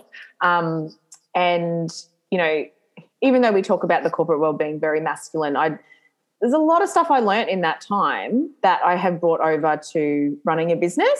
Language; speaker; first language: English; native; English